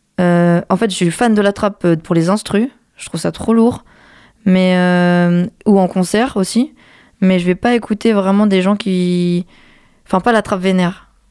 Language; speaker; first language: French; native; French